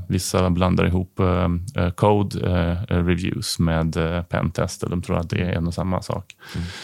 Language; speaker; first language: Swedish; non-native, fluent; Ukrainian